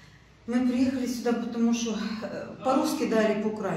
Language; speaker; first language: Russian; non-native, local second language; Ukrainian